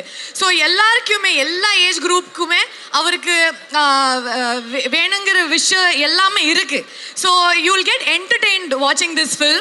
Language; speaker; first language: Tamil; non-native, local second language; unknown